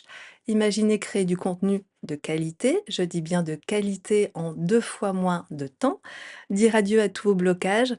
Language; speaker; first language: French; native; French